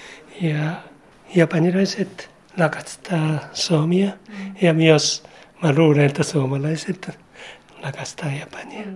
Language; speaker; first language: Finnish; non-native, learner; Japanese